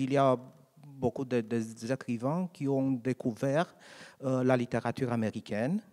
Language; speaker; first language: French; non-native, learner; Romanian